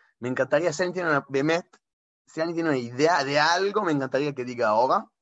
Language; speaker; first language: Spanish; non-native, fluent; Hebrew